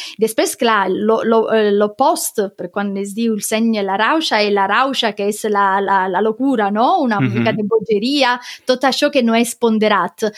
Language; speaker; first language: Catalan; non-native, fluent; Italian